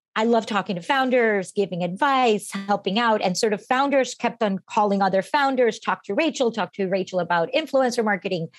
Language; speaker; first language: English; non-native, fluent; Spanish